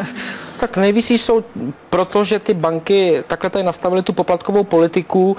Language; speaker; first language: Czech; native; Czech